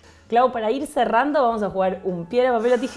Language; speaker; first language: Spanish; native; Spanish